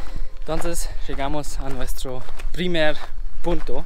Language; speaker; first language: Spanish; non-native, learner; German